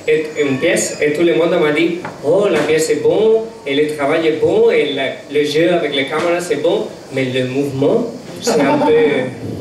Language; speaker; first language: French; non-native, learner; Catalan